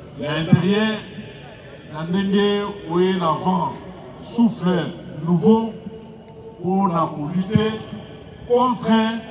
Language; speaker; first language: Lingala; native; Lingala